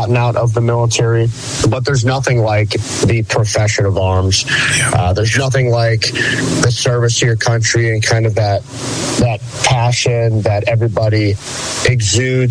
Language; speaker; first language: English; native; English